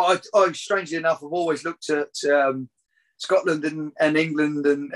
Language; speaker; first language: English; native; English